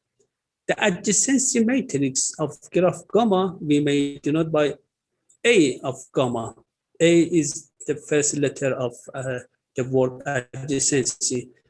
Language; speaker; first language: English; non-native, fluent; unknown